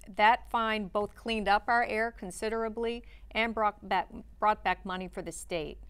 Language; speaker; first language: English; native; English